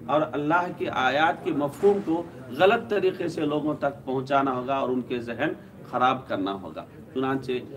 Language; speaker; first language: Urdu; native; Urdu